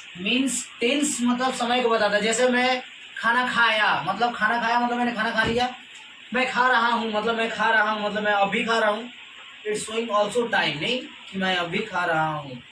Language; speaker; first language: Hindi; native; Hindi